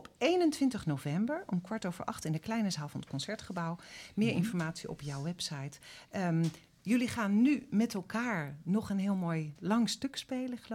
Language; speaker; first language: Dutch; native; Dutch